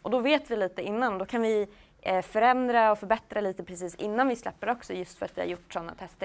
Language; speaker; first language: Swedish; native; Swedish